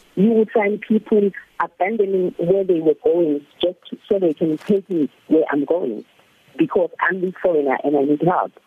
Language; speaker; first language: English; non-native, local second language; Zulu